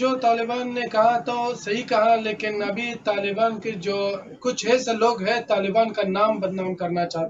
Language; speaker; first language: Hindi; early bilingual, other home language; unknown